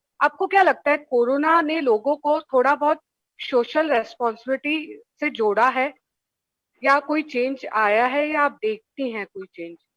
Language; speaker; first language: Hindi; native; Hindi